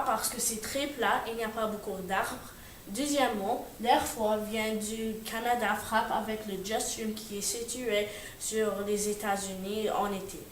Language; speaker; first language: French; non-native, learner; English